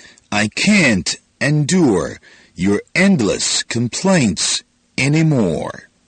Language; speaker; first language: English; non-native, fluent; Chinese